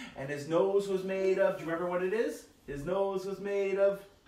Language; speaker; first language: English; native; English